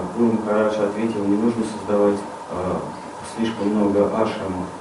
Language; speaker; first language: Russian; native; Russian